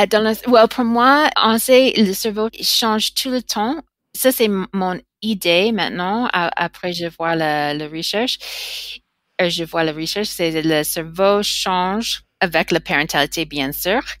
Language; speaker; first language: French; non-native, learner; English